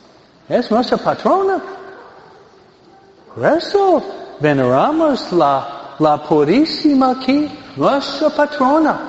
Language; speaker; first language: Spanish; non-native, fluent; English